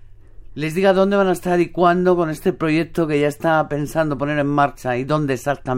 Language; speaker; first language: Spanish; native; Spanish